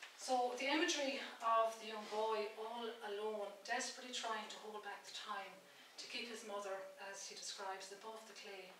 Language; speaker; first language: English; native; English